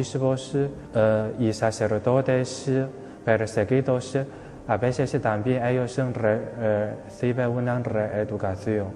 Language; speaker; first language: Spanish; non-native, fluent; Chinese